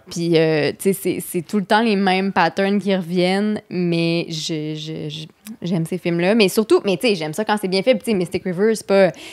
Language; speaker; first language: French; native; French